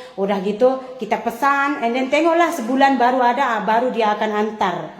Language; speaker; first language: Indonesian; native; Indonesian